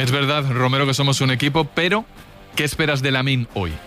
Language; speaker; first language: Spanish; native; Spanish